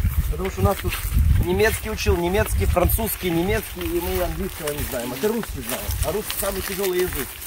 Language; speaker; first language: Russian; native; Russian